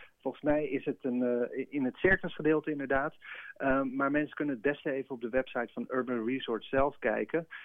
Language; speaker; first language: Dutch; native; Dutch